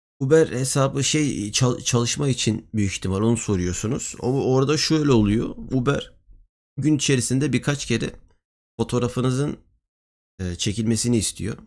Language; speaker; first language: Turkish; native; Turkish